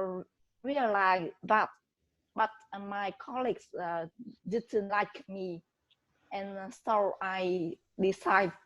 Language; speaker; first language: English; non-native, learner; Vietnamese